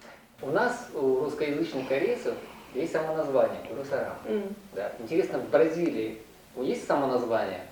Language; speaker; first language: Russian; non-native, learner; Korean